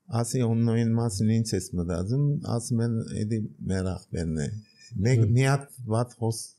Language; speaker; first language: Armenian; early bilingual, heritage; Armenian